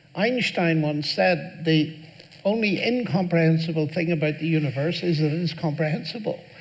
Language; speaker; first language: English; native; English